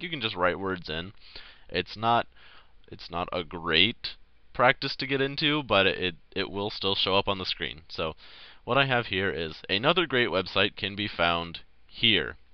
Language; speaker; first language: English; native; English